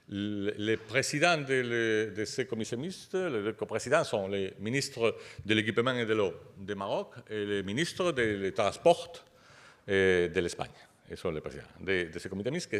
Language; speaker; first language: French; non-native, fluent; Spanish